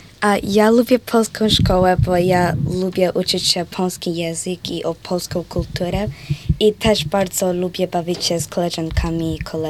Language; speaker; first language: Polish; early bilingual, heritage; Polish